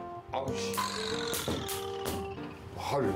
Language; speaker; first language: Korean; non-native, learner; French